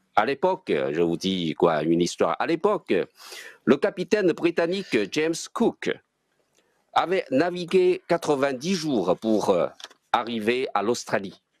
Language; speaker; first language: French; non-native, fluent; Chinese